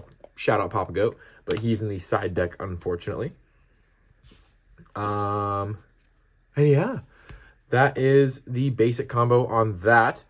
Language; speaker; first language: English; native; English